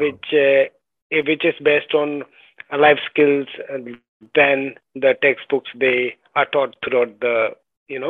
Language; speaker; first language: English; non-native, local second language; Ladakhi